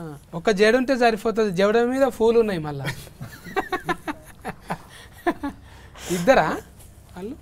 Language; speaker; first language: Telugu; native; Telugu